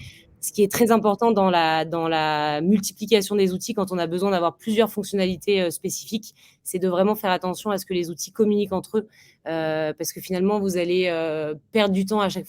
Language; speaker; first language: French; native; French